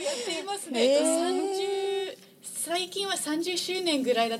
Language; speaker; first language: Japanese; non-native, fluent; English